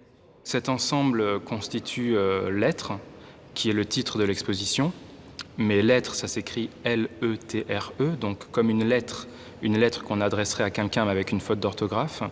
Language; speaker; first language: French; native; French